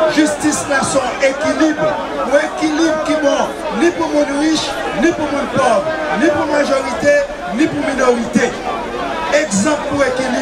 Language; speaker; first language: French; non-native, local second language; Haitian Creole